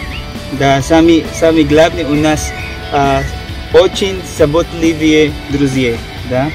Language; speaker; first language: Russian; non-native, learner; Filipino